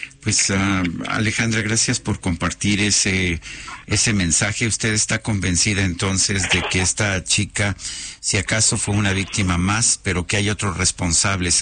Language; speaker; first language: Spanish; native; Spanish